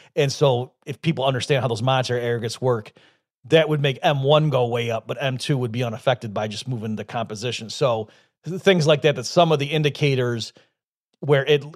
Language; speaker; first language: English; native; English